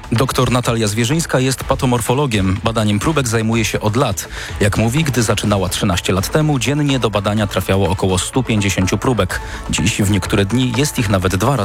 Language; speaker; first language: Polish; native; Polish